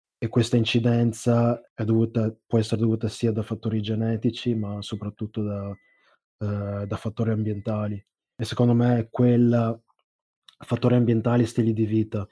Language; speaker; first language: Italian; early bilingual, other home language; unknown